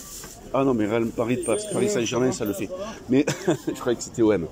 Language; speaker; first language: French; native; French